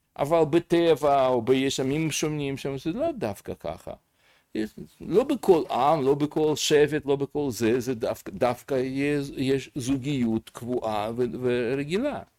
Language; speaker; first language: Hebrew; native; Hebrew